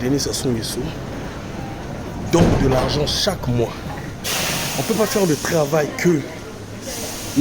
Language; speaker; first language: French; non-native, local second language; Lingala